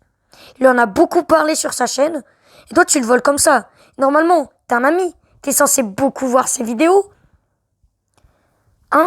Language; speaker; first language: French; native; French